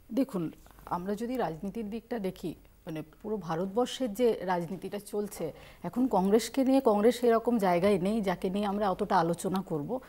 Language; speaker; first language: Bangla; non-native, local second language; Santali